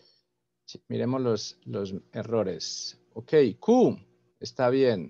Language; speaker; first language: Spanish; non-native, fluent; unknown